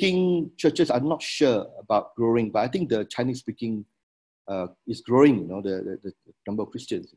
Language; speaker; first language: English; non-native, local second language; Min Nan Chinese